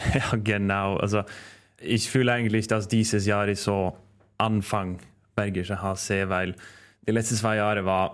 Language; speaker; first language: German; non-native, fluent; Norwegian